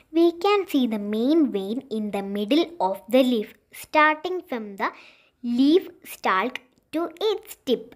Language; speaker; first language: English; non-native, local second language; Malayalam